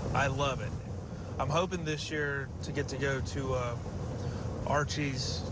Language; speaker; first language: English; native; English